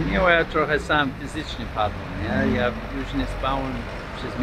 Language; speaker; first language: Polish; non-native, fluent; English